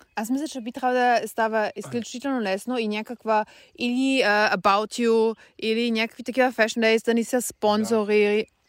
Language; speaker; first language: Bulgarian; native; Bulgarian